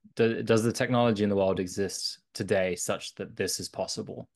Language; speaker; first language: English; native; English